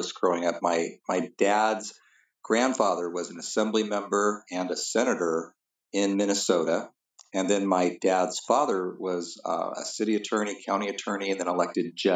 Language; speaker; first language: English; native; English